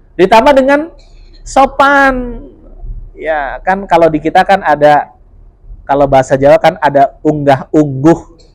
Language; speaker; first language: Indonesian; non-native, local second language; Javanese